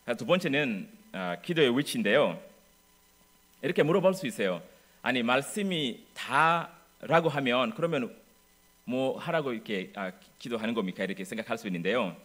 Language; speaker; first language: Korean; non-native, fluent; English